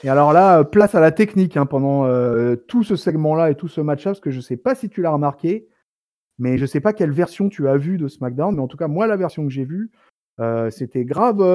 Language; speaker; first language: French; native; French